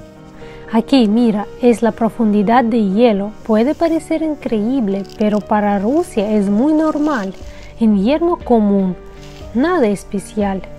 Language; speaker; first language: Spanish; non-native, fluent; Russian